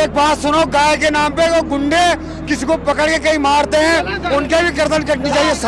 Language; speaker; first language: Hindi; native; Hindi